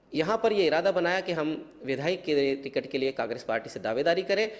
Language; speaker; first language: Hindi; native; Hindi